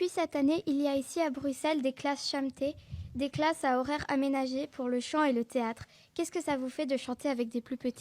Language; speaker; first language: French; native; French